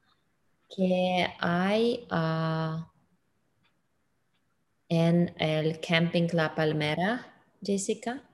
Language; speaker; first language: Spanish; non-native, learner; English